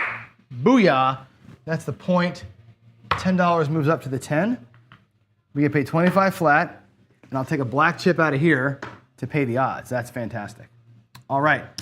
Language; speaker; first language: English; native; English